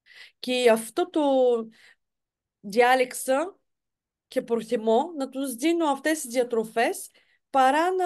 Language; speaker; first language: Greek; non-native, fluent; Bulgarian